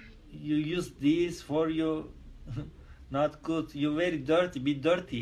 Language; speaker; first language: English; non-native, learner; Turkish